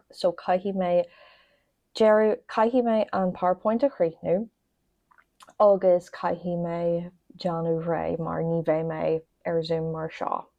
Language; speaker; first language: Irish; non-native, local second language; English